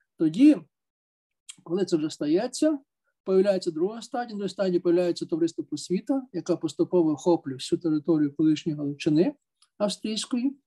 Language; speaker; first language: Ukrainian; native; Ukrainian